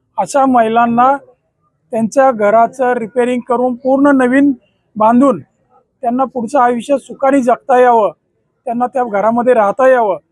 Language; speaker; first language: Marathi; native; Marathi